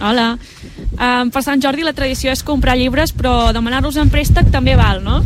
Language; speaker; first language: Catalan; native; Catalan